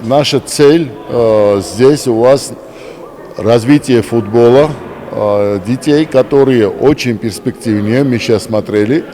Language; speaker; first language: Russian; non-native, fluent; Georgian